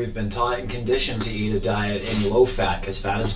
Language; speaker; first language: English; native; English